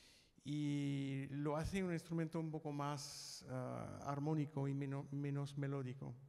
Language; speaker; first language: Spanish; non-native, fluent; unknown